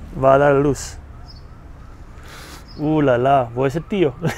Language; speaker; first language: Spanish; non-native, fluent; English